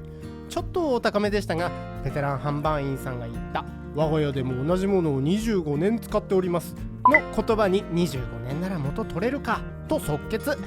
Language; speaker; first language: Japanese; native; Japanese